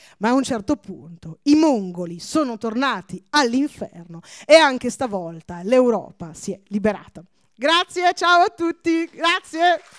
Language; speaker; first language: Italian; early bilingual, other home language; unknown